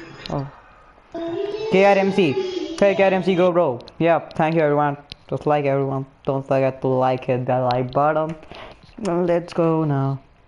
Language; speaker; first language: English; non-native, local second language; Hindi